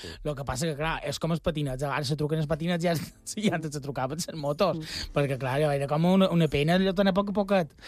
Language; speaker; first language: Catalan; native; Catalan